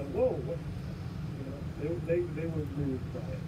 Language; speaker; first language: English; native; English